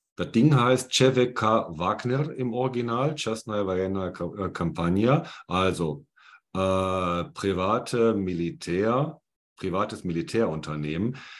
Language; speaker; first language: German; native; German